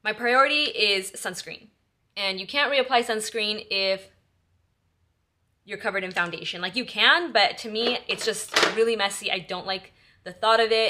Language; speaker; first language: English; early bilingual, other home language; Spanish